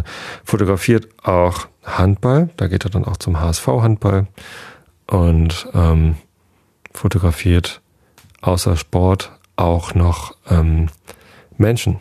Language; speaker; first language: German; native; German